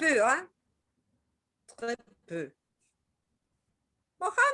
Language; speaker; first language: French; non-native, learner; Spanish